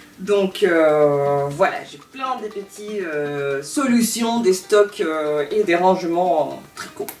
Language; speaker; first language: French; non-native, fluent; Spanish